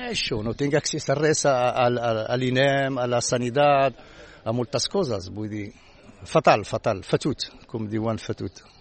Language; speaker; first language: Catalan; non-native, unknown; Arabic